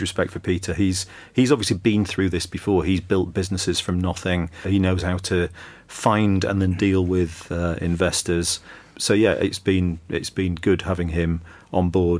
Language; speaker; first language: English; native; English